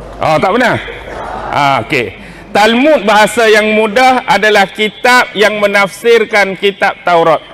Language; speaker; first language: Malay; native; Malay